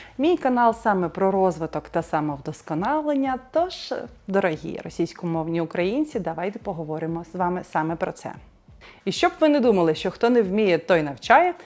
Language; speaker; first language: Ukrainian; non-native, local second language; Russian